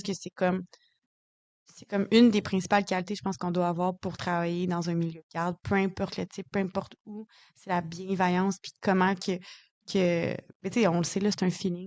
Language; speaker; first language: French; native; French